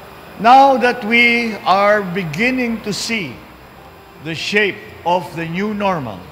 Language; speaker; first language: English; non-native, local second language; Filipino